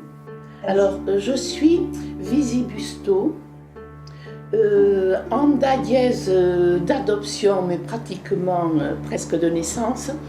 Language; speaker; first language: French; early bilingual, other home language; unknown